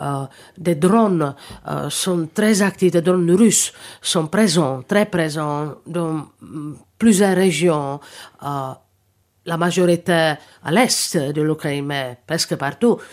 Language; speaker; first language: French; non-native, fluent; Czech